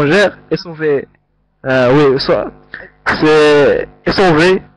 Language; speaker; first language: French; non-native, learner; Arabic